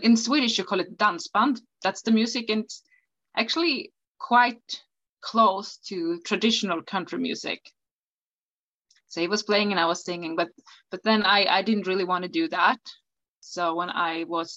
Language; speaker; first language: English; non-native, fluent; Swedish